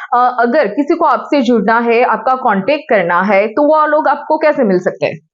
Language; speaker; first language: Hindi; non-native, local second language; Gujarati